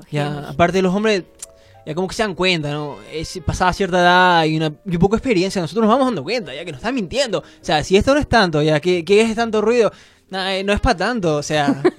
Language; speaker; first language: Spanish; native; Spanish